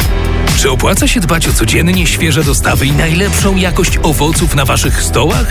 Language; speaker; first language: Polish; native; Polish